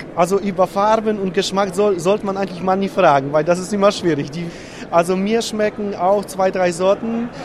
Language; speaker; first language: German; non-native, fluent; Polish